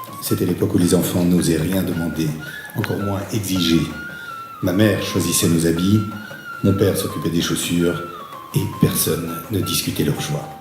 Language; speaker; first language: French; non-native, local second language; Arabic